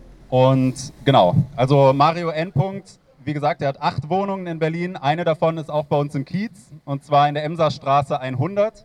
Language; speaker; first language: German; native; German